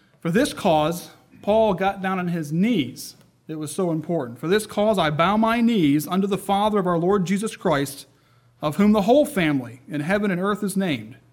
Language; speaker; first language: English; native; English